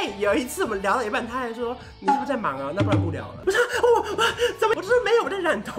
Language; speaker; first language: Chinese; native; Chinese